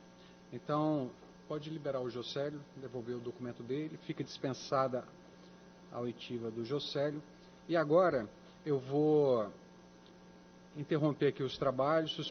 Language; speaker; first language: Portuguese; native; Portuguese